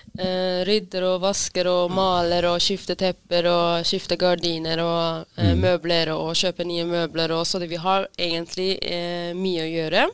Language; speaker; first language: Norwegian; non-native, fluent; Persian